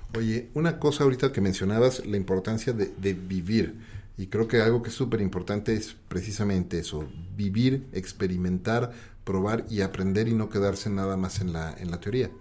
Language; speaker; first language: Spanish; native; Spanish